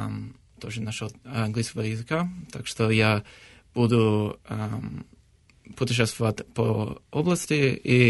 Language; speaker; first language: Ukrainian; non-native, learner; English